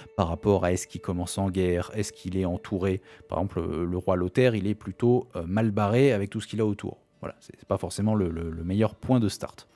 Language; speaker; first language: French; native; French